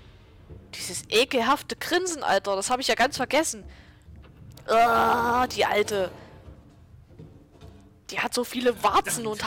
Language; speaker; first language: German; native; German